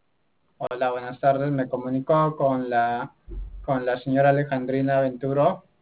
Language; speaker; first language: Spanish; native; Spanish